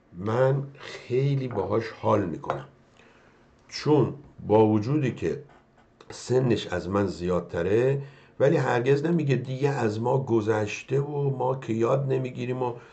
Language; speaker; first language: Persian; native; Persian